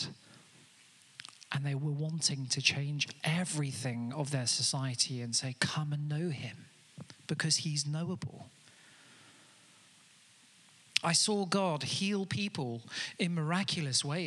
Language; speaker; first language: English; native; English